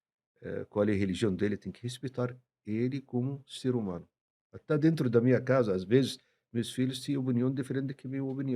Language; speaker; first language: Portuguese; non-native, fluent; Arabic